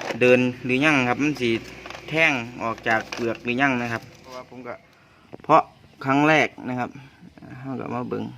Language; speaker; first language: Thai; non-native, local second language; Northeastern Thai